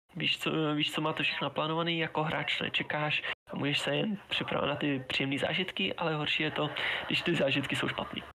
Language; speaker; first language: Czech; native; Czech